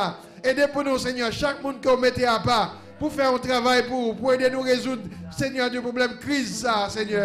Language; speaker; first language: French; non-native, local second language; Haitian Creole